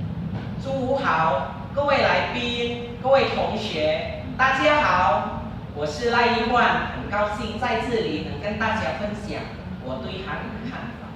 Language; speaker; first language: Chinese; non-native, learner; Indonesian